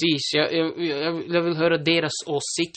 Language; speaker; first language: Swedish; non-native, local second language; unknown